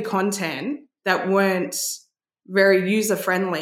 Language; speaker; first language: English; native; English